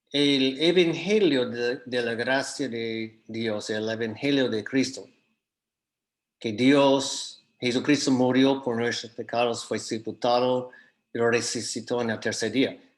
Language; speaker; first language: Spanish; non-native, fluent; English